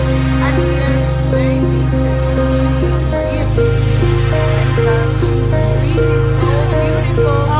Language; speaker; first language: English; non-native, learner; Turkish